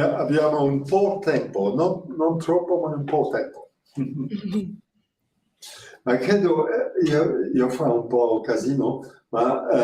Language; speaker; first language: Italian; non-native, learner; French